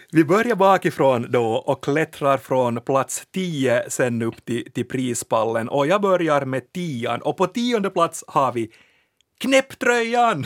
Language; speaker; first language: Swedish; native; Swedish